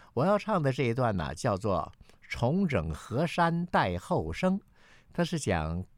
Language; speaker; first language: Chinese; native; Chinese